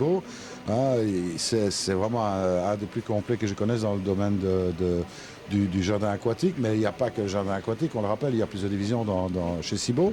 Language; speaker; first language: French; native; French